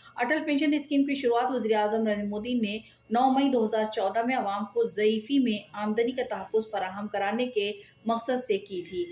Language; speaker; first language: Urdu; native; Urdu